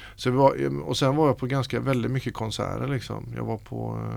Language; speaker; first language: Swedish; native; Swedish